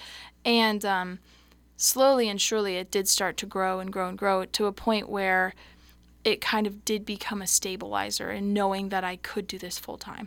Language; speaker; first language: English; native; English